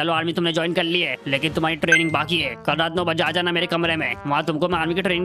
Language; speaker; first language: Hindi; native; Hindi